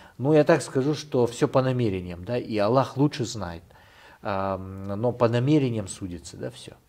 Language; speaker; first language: Russian; non-native, local second language; Kyrgyz